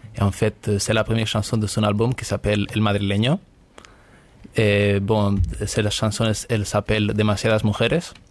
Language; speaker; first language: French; non-native, fluent; Spanish